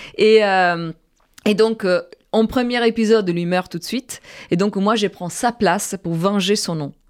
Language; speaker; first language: French; non-native, fluent; Italian